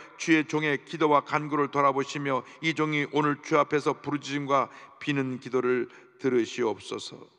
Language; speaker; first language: Korean; native; Korean